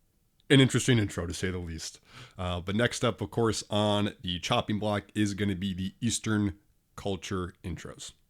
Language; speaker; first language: English; native; English